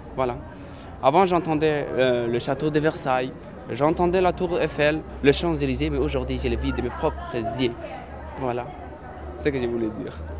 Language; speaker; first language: French; non-native, local second language; Somali